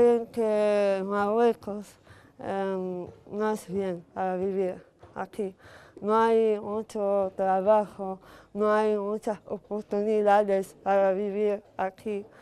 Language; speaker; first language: Spanish; non-native, fluent; Arabic